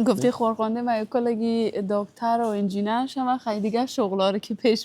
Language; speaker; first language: Persian; native; Persian